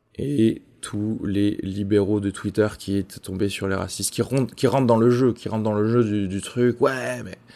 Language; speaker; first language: French; native; French